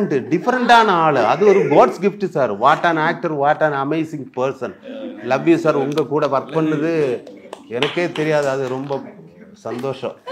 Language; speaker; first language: Tamil; non-native, learner; Malayalam